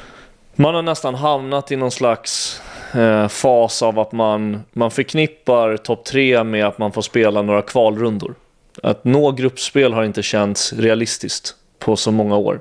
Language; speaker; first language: Swedish; native; Swedish